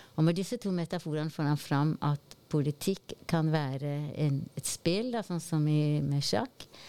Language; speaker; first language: Norwegian; native; Norwegian